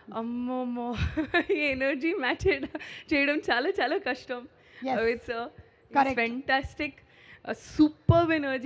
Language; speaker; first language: Telugu; non-native, learner; Hindi